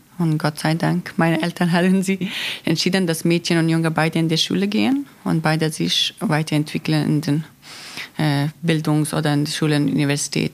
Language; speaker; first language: German; non-native, learner; Persian